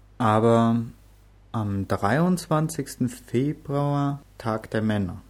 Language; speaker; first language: German; native; German